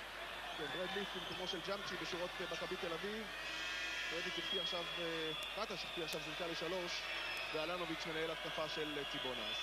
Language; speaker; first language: Hebrew; native; Hebrew